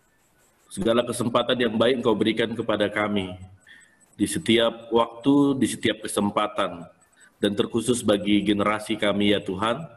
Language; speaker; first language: Indonesian; native; Indonesian